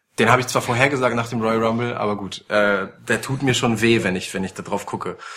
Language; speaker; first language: German; early bilingual, other home language; Polish